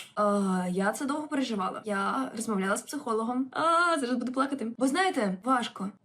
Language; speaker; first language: Ukrainian; non-native, local second language; Russian